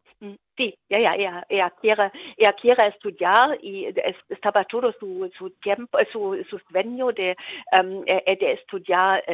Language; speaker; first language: Spanish; non-native, learner; German